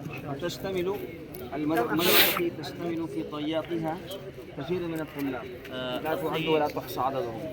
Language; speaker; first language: Arabic; non-native, learner; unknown